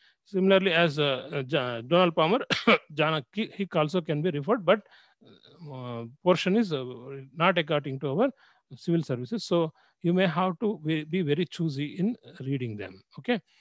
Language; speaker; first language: English; non-native, local second language; Telugu